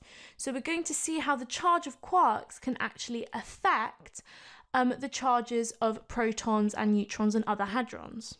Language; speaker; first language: English; native; English